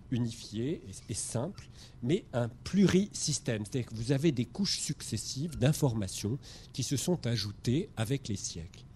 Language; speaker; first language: French; native; French